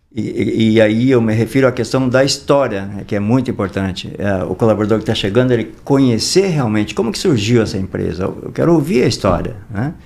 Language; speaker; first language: Portuguese; native; Portuguese